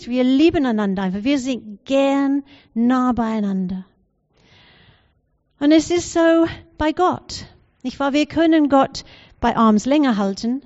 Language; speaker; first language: German; non-native, fluent; English